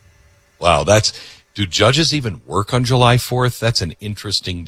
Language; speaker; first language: English; native; English